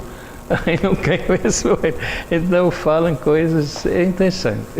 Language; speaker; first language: Portuguese; non-native, fluent; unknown